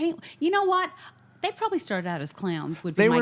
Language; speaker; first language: English; native; English